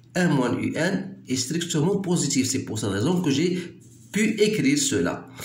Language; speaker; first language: French; non-native, local second language; Arabic